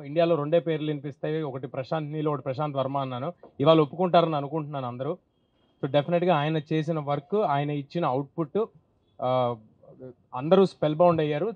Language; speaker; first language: Telugu; native; Telugu